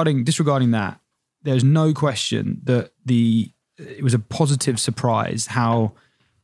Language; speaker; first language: English; native; English